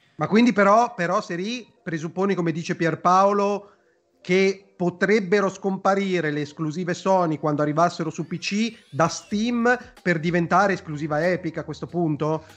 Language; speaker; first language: Italian; native; Italian